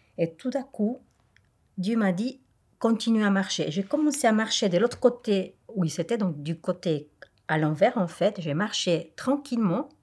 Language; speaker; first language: French; non-native, fluent; Spanish